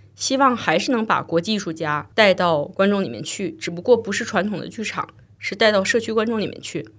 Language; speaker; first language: Chinese; native; Chinese